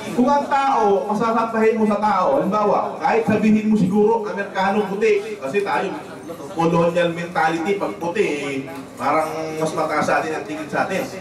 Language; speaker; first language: Filipino; non-native, local second language; Waray